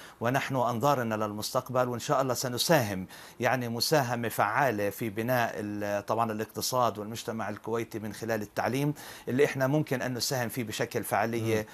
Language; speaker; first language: Arabic; native; Arabic